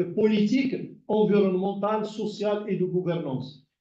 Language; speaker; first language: French; non-native, local second language; Arabic